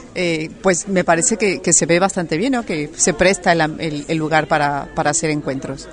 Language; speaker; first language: Spanish; native; Spanish